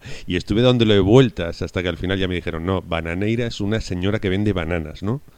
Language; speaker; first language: Spanish; native; Spanish